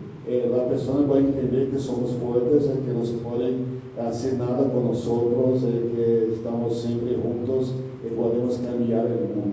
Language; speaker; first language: Spanish; non-native, learner; Portuguese